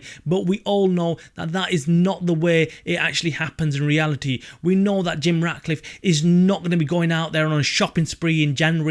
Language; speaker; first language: English; native; English